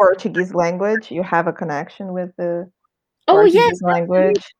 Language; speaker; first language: English; non-native, fluent; Portuguese